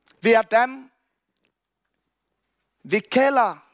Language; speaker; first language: Danish; non-native, learner; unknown